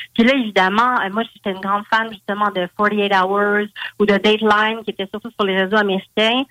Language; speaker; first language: French; native; French